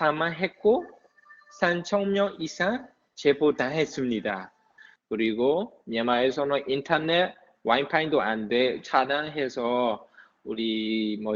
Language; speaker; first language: Korean; non-native, fluent; Burmese